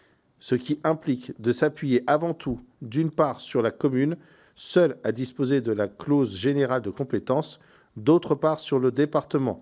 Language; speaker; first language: French; native; French